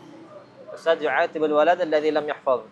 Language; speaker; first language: Arabic; non-native, fluent; Indonesian